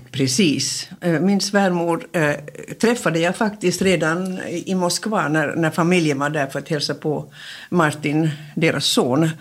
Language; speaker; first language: Swedish; native; Swedish